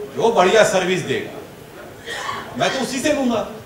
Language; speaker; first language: Hindi; non-native, local second language; Bangla